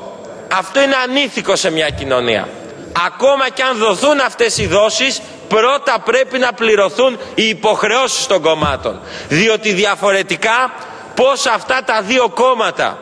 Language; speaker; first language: Greek; native; Greek